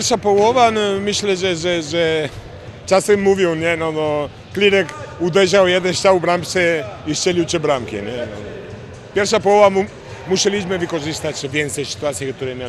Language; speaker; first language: Polish; non-native, fluent; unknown